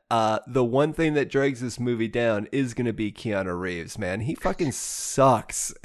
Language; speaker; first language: English; native; English